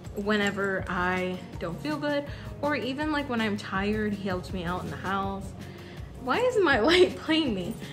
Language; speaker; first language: English; early bilingual, other home language; Spanish